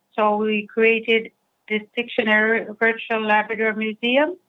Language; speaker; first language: English; non-native, fluent; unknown